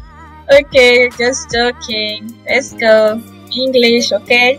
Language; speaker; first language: English; non-native, fluent; French